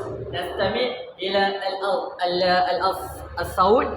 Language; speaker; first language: Arabic; non-native, learner; Malay